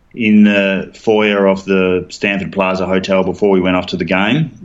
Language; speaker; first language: English; native; English